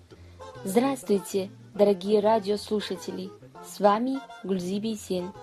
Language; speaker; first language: Russian; non-native, fluent; Kazakh